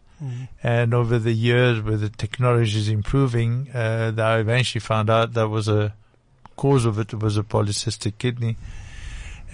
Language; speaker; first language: English; non-native, fluent; French